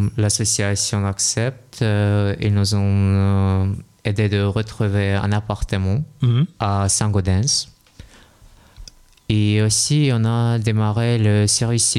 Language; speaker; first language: French; non-native, fluent; Russian